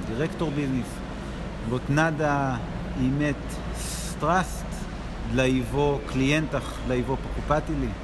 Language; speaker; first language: Russian; non-native, learner; Hebrew